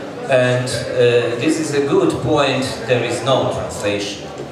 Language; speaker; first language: English; non-native, learner; Ukrainian